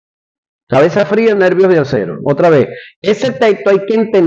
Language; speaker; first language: Spanish; native; Spanish